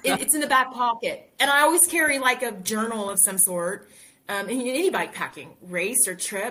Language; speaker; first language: English; native; English